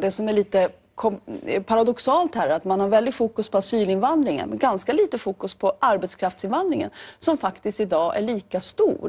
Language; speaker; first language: Swedish; native; Swedish